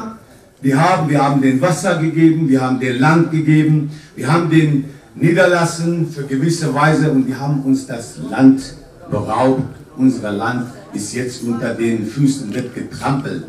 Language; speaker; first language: German; non-native, fluent; Kurdish